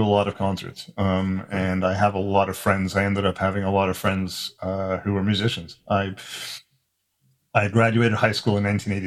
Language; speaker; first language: English; native; English